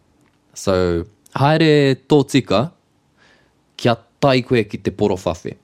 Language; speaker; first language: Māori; non-native, local second language; English